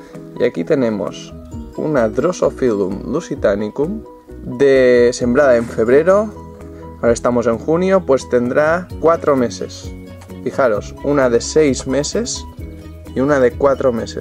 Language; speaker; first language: Spanish; native; Spanish